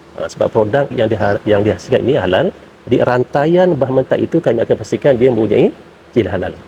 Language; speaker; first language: Malay; native; Malay